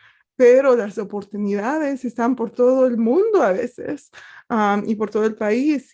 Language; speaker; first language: Spanish; early bilingual, other home language; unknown